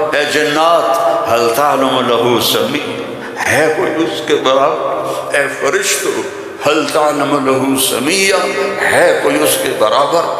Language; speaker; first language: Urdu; non-native, local second language; Punjabi